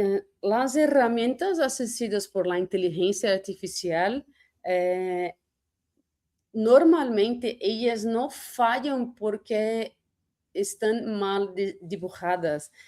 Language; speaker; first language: Spanish; non-native, fluent; Portuguese